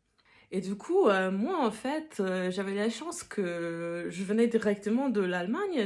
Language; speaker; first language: French; non-native, fluent; English